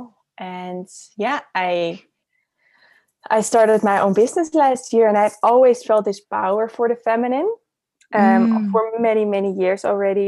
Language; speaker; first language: English; non-native, fluent; Dutch